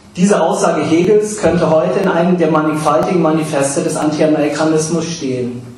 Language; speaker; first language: German; early bilingual, other home language; English